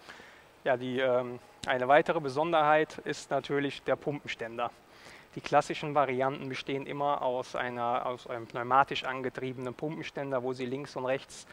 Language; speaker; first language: German; native; German